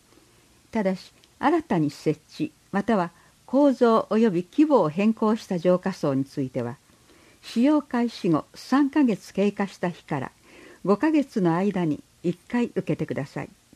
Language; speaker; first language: Japanese; native; Japanese